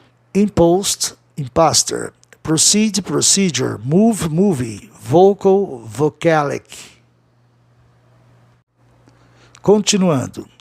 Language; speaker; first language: English; non-native, fluent; Portuguese